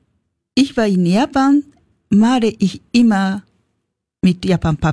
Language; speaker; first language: German; non-native, learner; Japanese